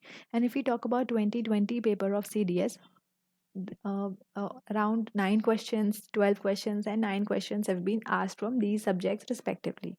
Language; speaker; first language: English; non-native, local second language; Hindi